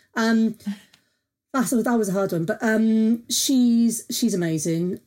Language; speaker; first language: English; native; English